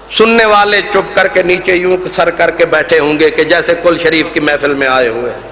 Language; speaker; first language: Urdu; non-native, local second language; Punjabi